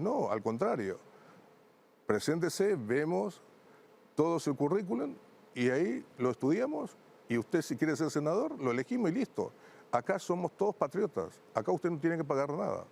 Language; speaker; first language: Spanish; native; Spanish